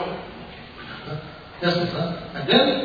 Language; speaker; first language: Russian; native; Russian